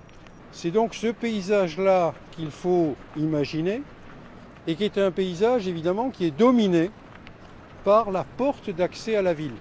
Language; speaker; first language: French; native; French